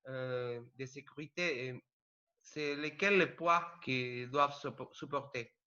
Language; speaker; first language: French; non-native, learner; Spanish